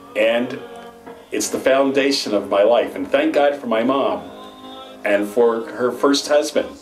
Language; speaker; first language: English; native; English